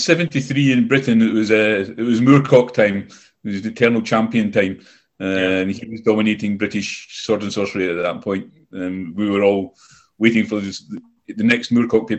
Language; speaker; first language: English; native; English